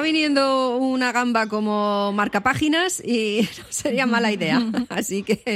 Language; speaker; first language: Spanish; native; Spanish